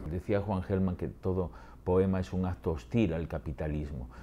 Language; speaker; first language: Spanish; native; Spanish